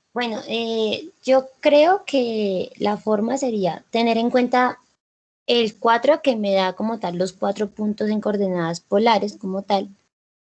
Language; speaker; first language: Spanish; native; Spanish